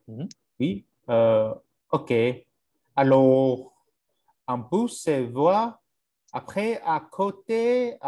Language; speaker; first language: French; non-native, learner; English